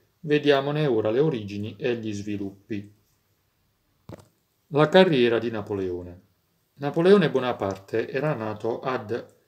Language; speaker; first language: Italian; native; Italian